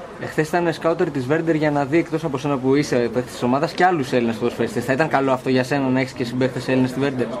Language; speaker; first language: Greek; native; Greek